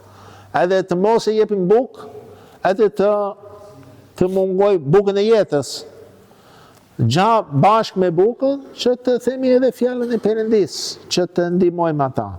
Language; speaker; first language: Albanian; non-native, fluent; English